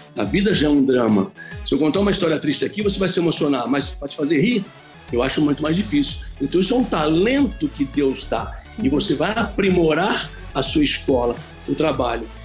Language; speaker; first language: Portuguese; native; Portuguese